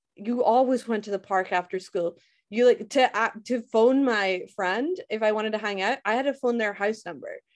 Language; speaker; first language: English; native; English